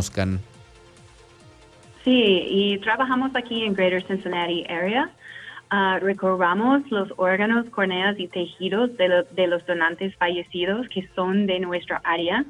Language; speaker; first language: Spanish; non-native, fluent; English